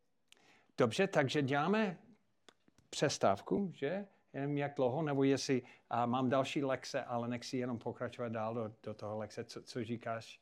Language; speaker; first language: Czech; non-native, fluent; English